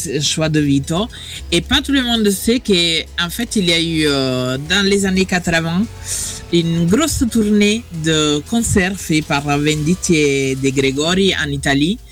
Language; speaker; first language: French; non-native, fluent; Italian